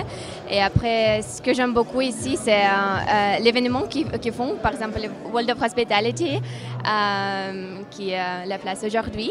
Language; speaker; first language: French; non-native, fluent; Russian